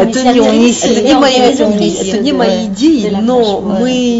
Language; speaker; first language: Russian; non-native, fluent; French